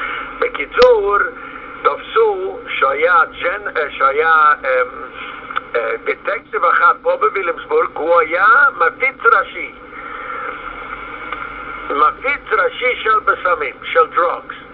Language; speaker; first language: Hebrew; non-native, fluent; Yiddish